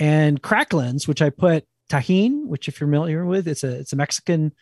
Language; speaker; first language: English; native; English